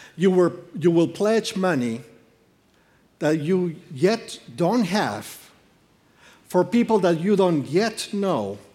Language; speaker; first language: English; non-native, fluent; Spanish